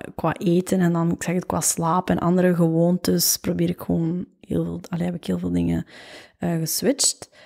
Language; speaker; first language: Dutch; native; Dutch